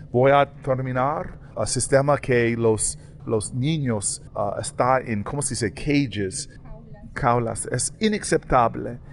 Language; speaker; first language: Spanish; non-native, learner; English